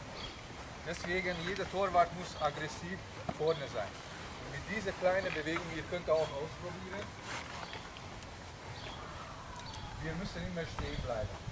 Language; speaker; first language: German; non-native, learner; Hungarian